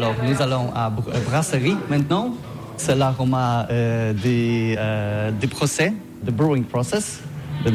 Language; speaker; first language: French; non-native, learner; Polish